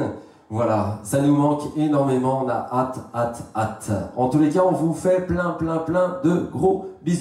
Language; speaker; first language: French; native; French